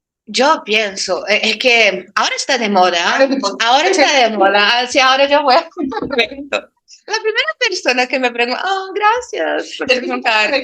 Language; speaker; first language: Spanish; non-native, fluent; Portuguese